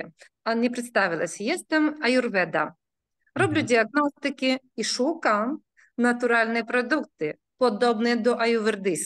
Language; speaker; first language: Polish; non-native, learner; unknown